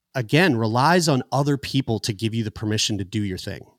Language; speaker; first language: English; native; English